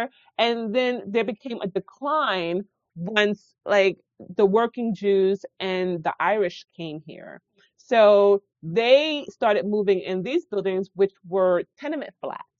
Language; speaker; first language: English; native; English